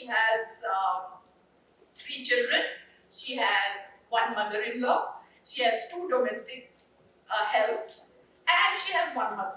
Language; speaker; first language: English; non-native, local second language; Hindi